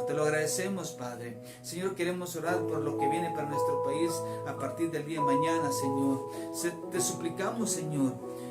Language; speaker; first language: Spanish; native; Spanish